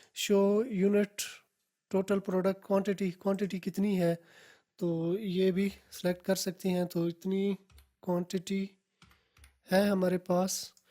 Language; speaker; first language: Urdu; non-native, local second language; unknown